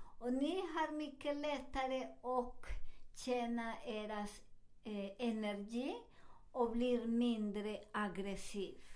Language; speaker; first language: Swedish; non-native, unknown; Spanish